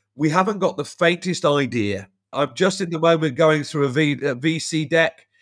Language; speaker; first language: English; native; English